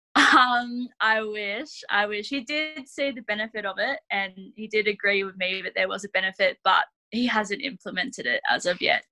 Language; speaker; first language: English; native; English